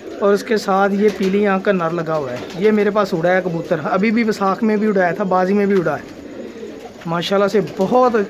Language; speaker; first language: Urdu; non-native, local second language; Punjabi